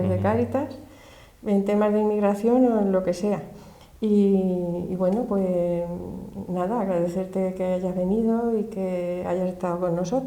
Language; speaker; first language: Spanish; native; Spanish